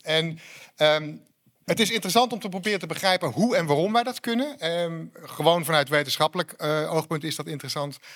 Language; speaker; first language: Dutch; native; Dutch